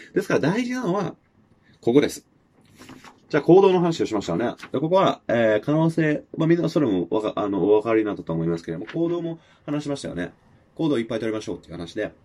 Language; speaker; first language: Japanese; non-native, fluent; English